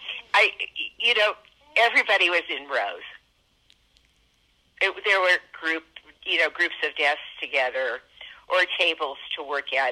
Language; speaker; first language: English; native; English